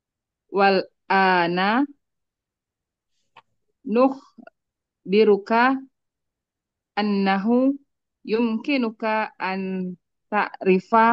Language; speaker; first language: Arabic; non-native, learner; Indonesian